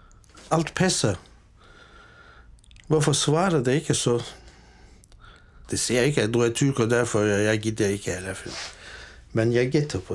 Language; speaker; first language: Danish; non-native, fluent; Turkish